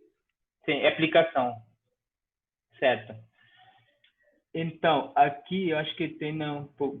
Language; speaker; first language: Portuguese; non-native, fluent; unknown